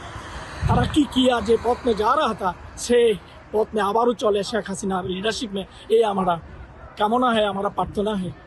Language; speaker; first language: Hindi; non-native, learner; Bangla